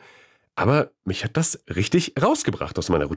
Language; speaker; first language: German; native; German